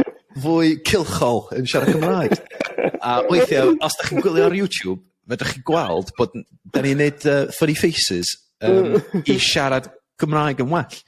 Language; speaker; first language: Welsh; non-native, learner; English